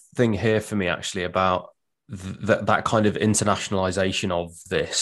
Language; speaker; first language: English; native; English